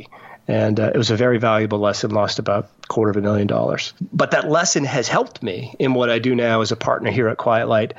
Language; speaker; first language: English; native; English